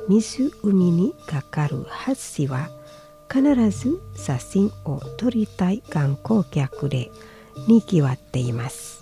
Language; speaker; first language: Japanese; non-native, fluent; Indonesian